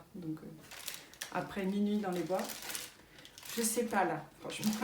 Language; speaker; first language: French; native; French